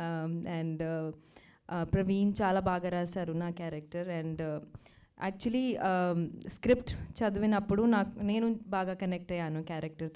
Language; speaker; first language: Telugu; non-native, local second language; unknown